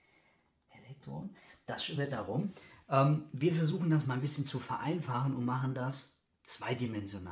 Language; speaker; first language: German; native; German